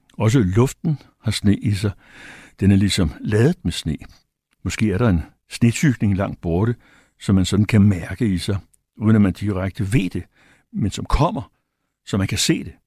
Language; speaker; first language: Danish; native; Danish